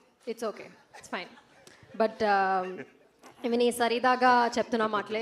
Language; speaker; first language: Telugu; non-native, learner; Malayalam